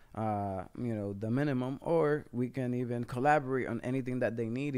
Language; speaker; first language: English; non-native, fluent; Spanish